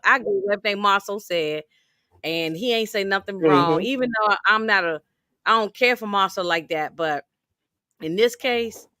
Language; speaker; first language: English; native; English